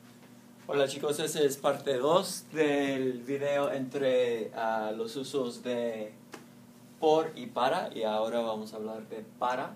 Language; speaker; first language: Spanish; non-native, fluent; English